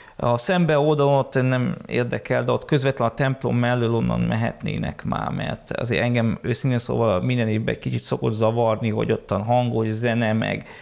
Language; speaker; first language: Hungarian; early bilingual, heritage; Hungarian